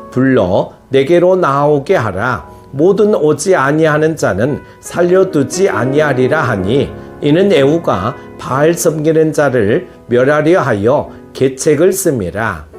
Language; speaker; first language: Korean; native; Korean